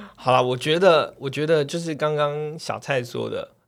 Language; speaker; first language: Chinese; native; Chinese